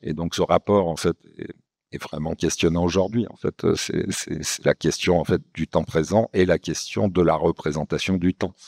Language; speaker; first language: French; native; French